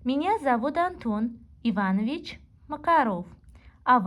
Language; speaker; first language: Russian; non-native, local second language; Azerbaijani